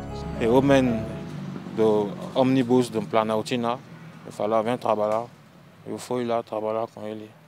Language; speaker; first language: Portuguese; non-native, learner; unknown